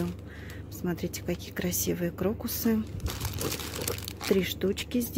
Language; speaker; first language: Russian; native; Russian